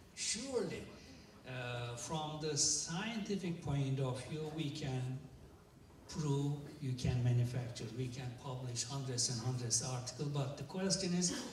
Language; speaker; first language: English; non-native, fluent; Turkish